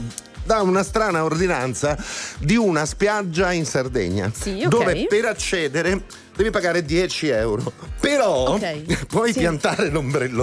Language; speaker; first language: Italian; native; Italian